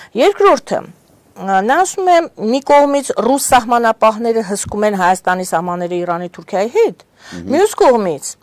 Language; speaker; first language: Armenian; native; Armenian